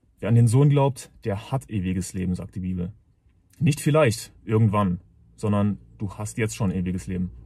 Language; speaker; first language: German; native; German